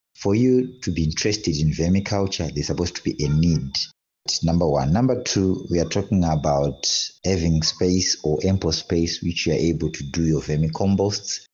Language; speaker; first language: English; non-native, local second language; Shona